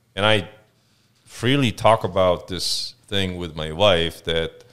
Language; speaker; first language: English; non-native, fluent; Korean